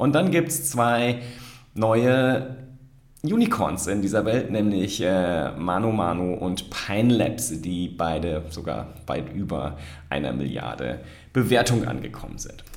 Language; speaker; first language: German; native; German